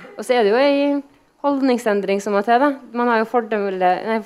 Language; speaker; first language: Norwegian; native; Norwegian